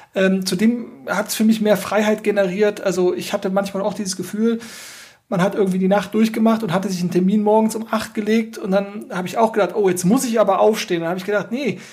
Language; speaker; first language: German; native; German